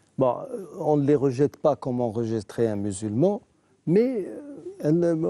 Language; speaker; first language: French; non-native, local second language; Arabic